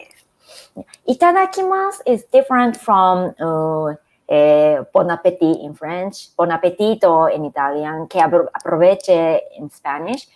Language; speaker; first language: English; non-native, fluent; Japanese